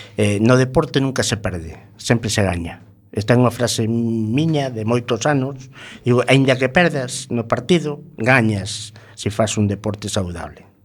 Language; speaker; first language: Galician; non-native, local second language; Spanish